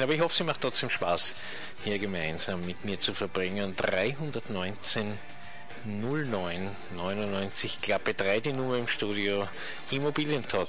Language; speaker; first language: German; native; German